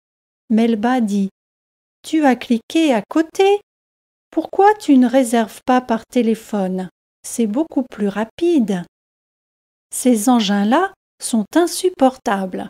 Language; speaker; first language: French; native; French